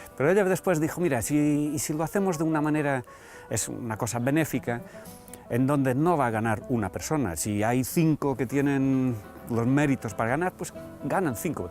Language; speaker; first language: Spanish; early bilingual, other home language; English